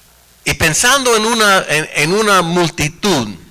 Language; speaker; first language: Spanish; non-native, fluent; English